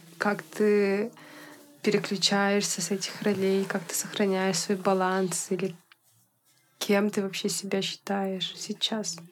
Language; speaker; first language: Russian; non-native, local second language; Yakut